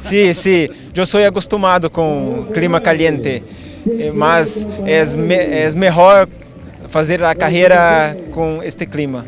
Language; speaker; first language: Spanish; non-native, learner; Portuguese